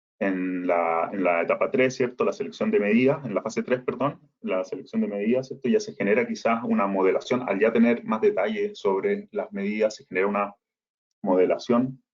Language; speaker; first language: Spanish; native; Spanish